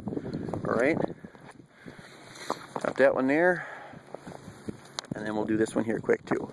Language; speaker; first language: English; native; English